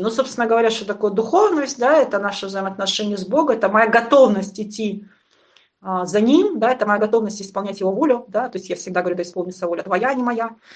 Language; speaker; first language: Russian; native; Russian